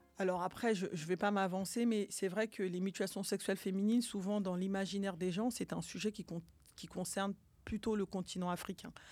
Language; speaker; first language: French; early bilingual, other home language; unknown